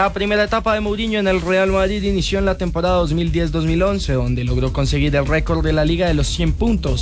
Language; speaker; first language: Spanish; native; Spanish